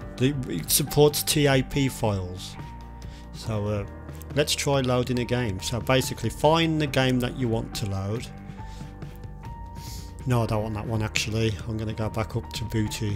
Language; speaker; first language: English; native; English